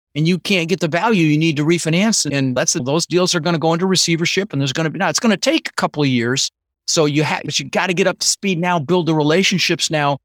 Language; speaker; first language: English; early bilingual, other home language; Dutch